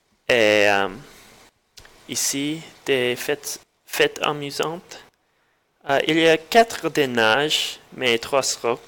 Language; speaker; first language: French; non-native, learner; English